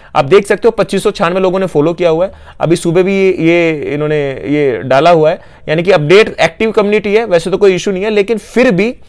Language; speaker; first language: Hindi; native; Hindi